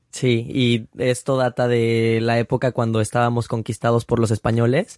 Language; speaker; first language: Spanish; native; Spanish